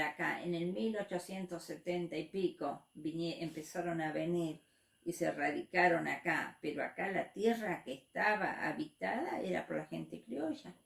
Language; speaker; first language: Spanish; native; Spanish